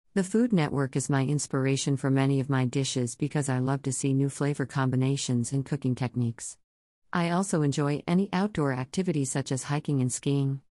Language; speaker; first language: English; native; English